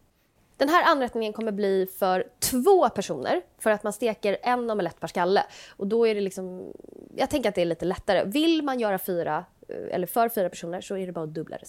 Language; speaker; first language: Swedish; native; Swedish